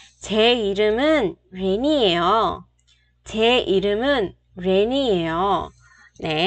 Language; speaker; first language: Korean; non-native, fluent; Vietnamese